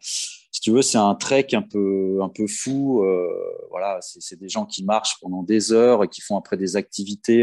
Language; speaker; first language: French; native; French